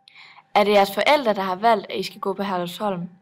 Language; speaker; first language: Danish; native; Danish